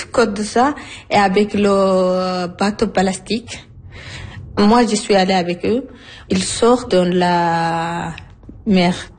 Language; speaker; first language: French; non-native, learner; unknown